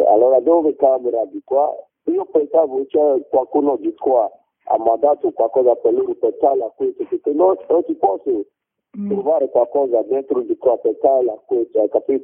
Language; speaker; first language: Italian; non-native, learner; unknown